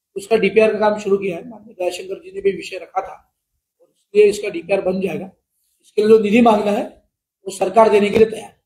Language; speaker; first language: Hindi; non-native, local second language; Marathi